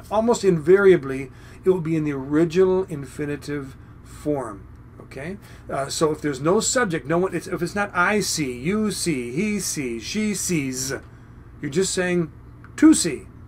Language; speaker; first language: English; native; English